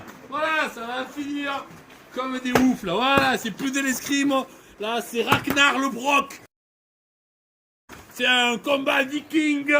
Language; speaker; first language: French; native; French